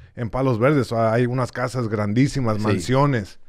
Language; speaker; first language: Spanish; early bilingual, heritage; Spanish